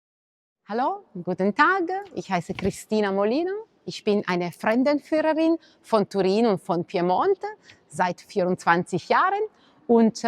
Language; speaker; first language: German; non-native, fluent; Italian